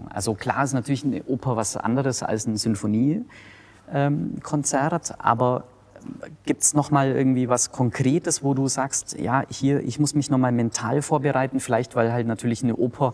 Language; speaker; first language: German; native; German